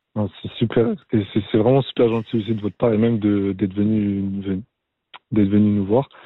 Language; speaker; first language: French; native; French